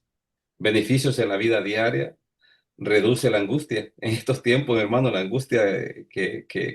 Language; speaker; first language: Spanish; native; Spanish